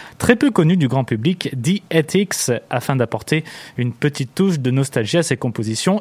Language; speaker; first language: French; native; French